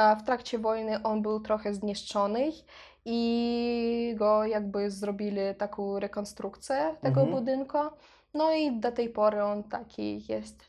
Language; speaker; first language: Polish; non-native, learner; Russian